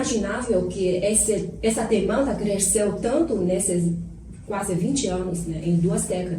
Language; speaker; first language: Portuguese; non-native, fluent; Chinese